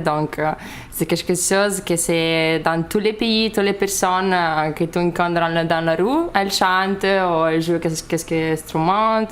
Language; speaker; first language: French; non-native, learner; Lithuanian